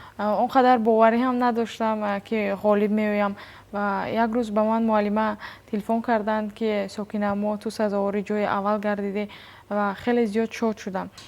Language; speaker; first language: Tajik; native; Tajik